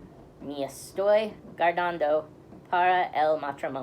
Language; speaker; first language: Spanish; non-native, learner; English